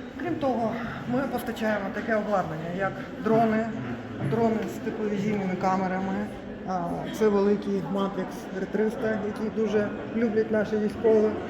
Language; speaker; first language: Ukrainian; native; Ukrainian